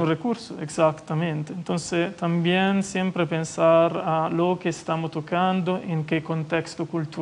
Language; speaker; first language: Spanish; non-native, fluent; Italian